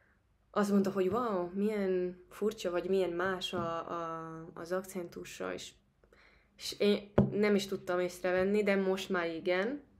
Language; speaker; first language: Hungarian; non-native, fluent; Spanish